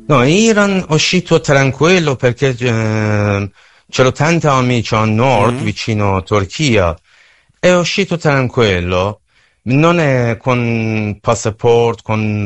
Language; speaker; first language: Italian; non-native, learner; Persian